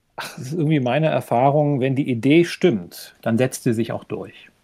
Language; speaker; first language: German; native; German